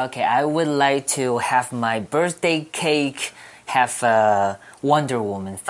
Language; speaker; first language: English; non-native, fluent; Chinese